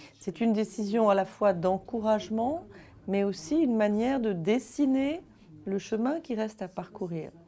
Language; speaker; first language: French; native; French